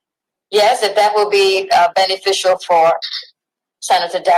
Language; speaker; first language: English; native; English